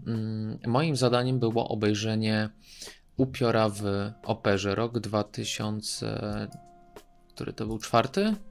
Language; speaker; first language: Polish; native; Polish